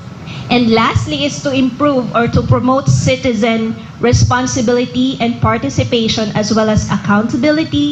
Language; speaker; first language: English; non-native, local second language; Filipino